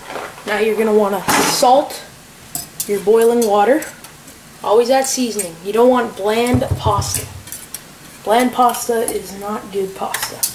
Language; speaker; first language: English; native; English